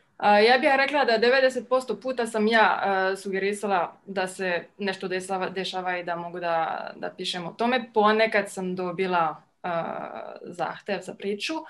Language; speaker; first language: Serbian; non-native, fluent; French